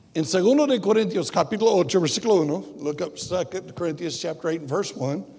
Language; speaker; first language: Spanish; non-native, fluent; English